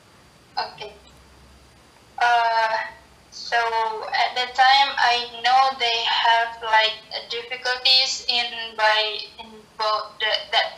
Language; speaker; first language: English; non-native, learner; Indonesian